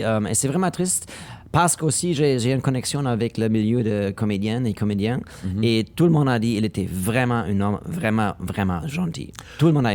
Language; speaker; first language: French; non-native, learner; German